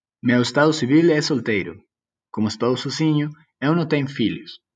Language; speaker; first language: Portuguese; non-native, learner; Spanish